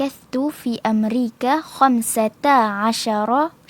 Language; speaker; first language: Arabic; non-native, learner; Malay